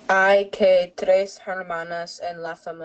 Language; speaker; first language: Spanish; non-native, learner; English